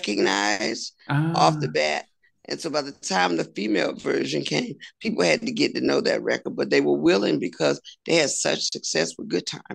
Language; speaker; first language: English; native; English